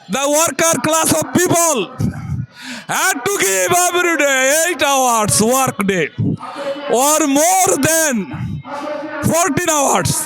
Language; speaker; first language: English; non-native, local second language; Bangla